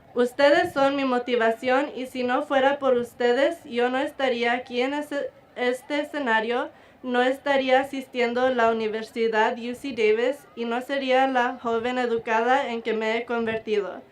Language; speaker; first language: Spanish; early bilingual, other home language; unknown